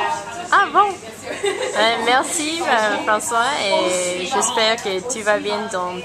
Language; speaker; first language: French; non-native, learner; English